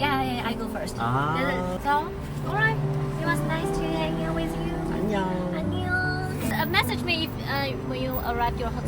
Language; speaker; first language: English; non-native, learner; Chinese